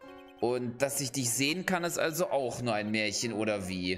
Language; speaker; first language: German; native; German